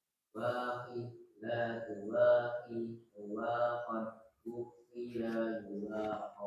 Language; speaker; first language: Arabic; non-native, learner; Indonesian